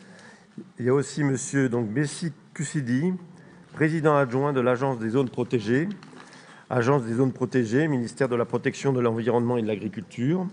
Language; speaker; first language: French; native; French